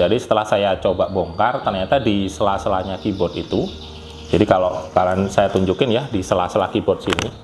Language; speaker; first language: Indonesian; native; Indonesian